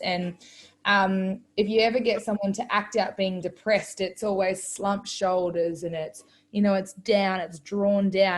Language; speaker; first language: English; native; English